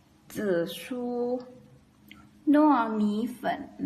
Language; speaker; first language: Chinese; non-native, learner; Lao